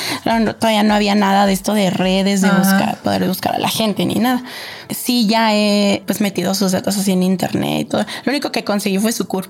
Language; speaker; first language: Spanish; native; Spanish